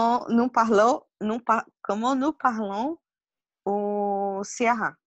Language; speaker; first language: French; non-native, learner; Portuguese